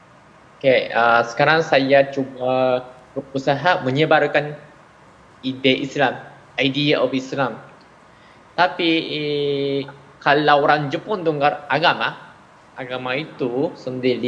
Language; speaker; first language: Indonesian; non-native, fluent; Japanese